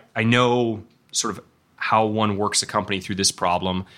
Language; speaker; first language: English; native; English